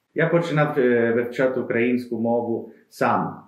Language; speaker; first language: Ukrainian; non-native, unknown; Italian